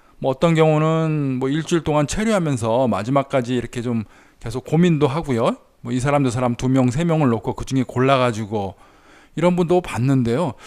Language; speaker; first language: Korean; native; Korean